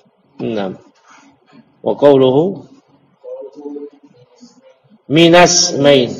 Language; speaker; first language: Arabic; non-native, fluent; Indonesian